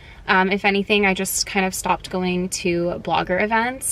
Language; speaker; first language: English; native; English